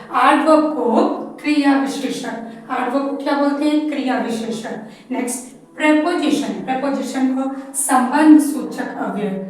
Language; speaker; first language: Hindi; native; Hindi